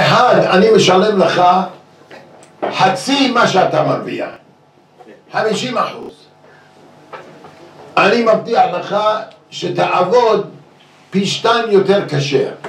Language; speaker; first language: Hebrew; non-native, fluent; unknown